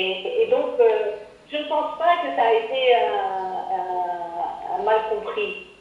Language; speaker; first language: French; non-native, fluent; Arabic